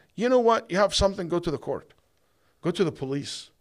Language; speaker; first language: English; non-native, fluent; Arabic